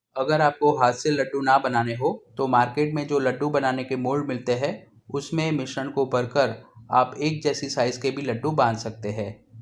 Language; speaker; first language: Hindi; non-native, local second language; Gujarati